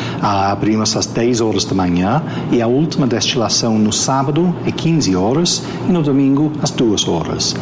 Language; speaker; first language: Portuguese; non-native, fluent; English